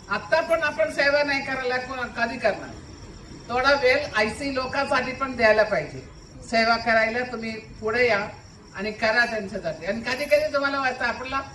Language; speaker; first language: Marathi; non-native, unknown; Malayalam